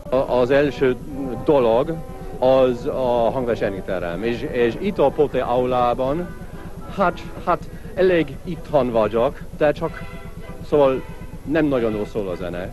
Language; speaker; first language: Hungarian; non-native, learner; English